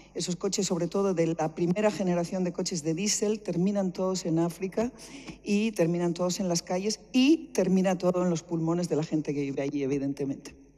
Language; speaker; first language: Spanish; native; Spanish